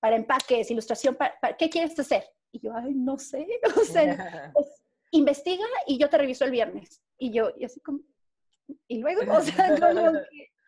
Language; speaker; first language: Spanish; native; Spanish